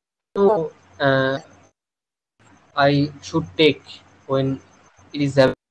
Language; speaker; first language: English; non-native, local second language; Bangla